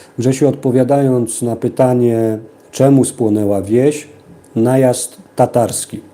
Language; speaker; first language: Polish; native; Polish